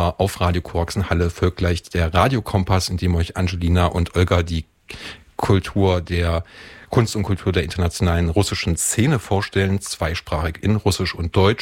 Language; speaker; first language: German; native; German